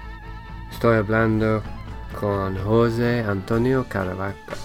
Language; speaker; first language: Spanish; non-native, fluent; English